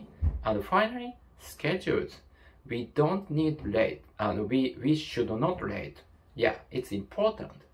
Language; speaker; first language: English; non-native, learner; Japanese